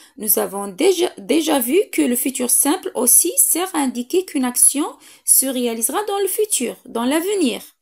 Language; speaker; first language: French; non-native, local second language; Arabic